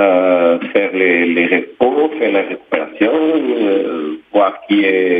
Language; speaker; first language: French; non-native, fluent; Portuguese